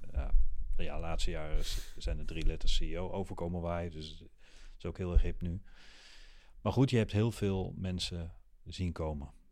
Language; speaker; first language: Dutch; native; Dutch